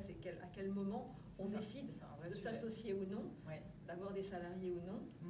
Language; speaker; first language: French; native; French